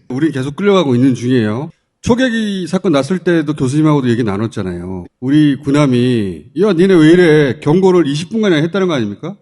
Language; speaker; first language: Korean; native; Korean